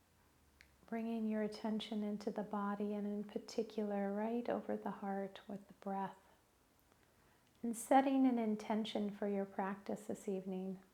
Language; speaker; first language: English; native; English